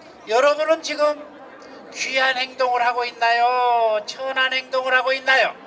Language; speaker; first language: Korean; native; Korean